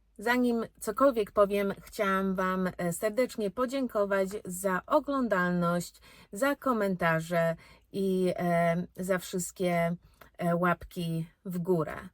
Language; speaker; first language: Polish; early bilingual, heritage; Polish